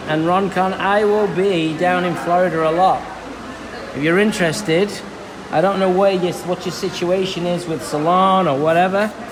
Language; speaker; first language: English; native; English